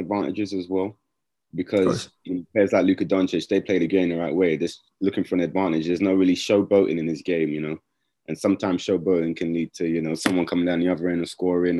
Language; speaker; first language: English; native; English